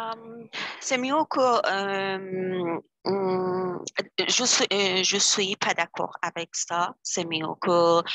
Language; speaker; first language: French; non-native, learner; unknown